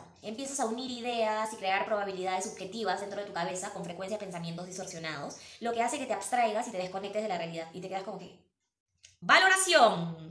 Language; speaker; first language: Spanish; native; Spanish